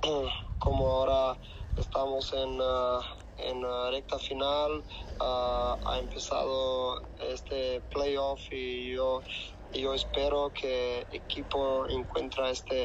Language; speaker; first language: Spanish; non-native, fluent; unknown